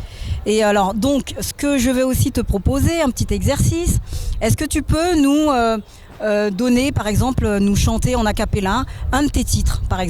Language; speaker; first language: French; native; French